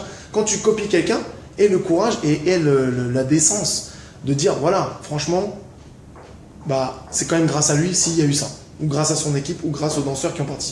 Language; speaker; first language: French; native; French